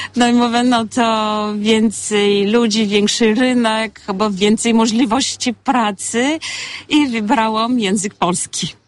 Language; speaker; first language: Polish; non-native, fluent; Bulgarian